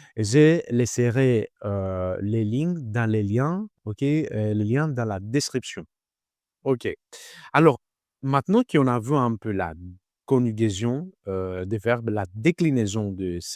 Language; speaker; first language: French; non-native, learner; Greek